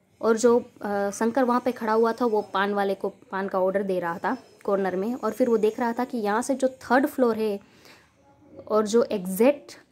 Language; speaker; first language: Hindi; non-native, local second language; Gujarati